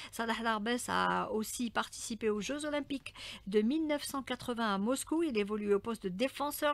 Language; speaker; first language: French; non-native, local second language; Arabic